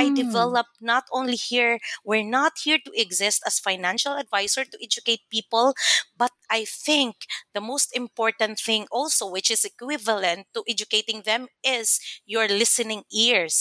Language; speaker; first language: English; non-native, local second language; Cebuano